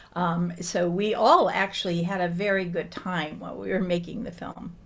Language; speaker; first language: English; native; English